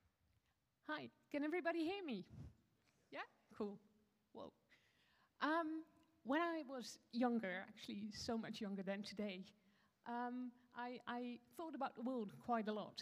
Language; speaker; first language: English; non-native, fluent; Dutch